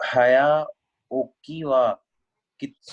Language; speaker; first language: Japanese; non-native, learner; Hindi